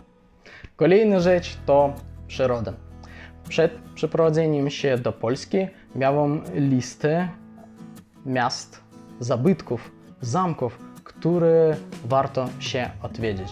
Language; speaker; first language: Polish; non-native, fluent; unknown